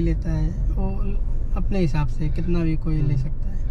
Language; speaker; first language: Hindi; native; Hindi